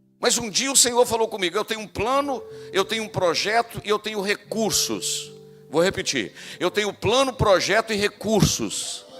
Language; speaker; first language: Portuguese; native; Portuguese